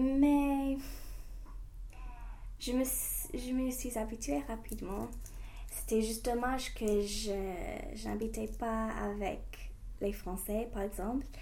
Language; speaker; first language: French; non-native, fluent; English